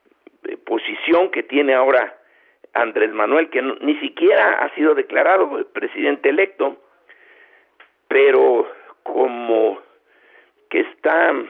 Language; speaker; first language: Spanish; native; Spanish